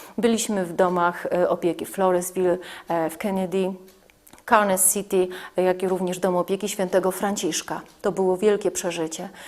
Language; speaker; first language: Polish; native; Polish